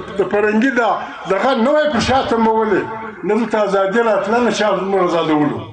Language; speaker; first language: Pashto; native; Pashto